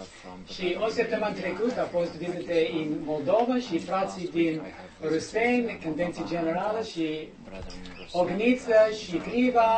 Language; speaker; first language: Romanian; non-native, learner; English